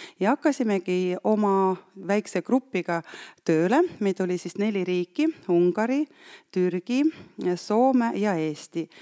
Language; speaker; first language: Estonian; non-native, local second language; Russian